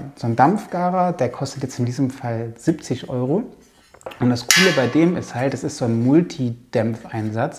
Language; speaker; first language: German; native; German